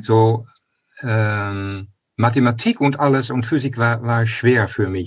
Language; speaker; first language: German; non-native, fluent; Dutch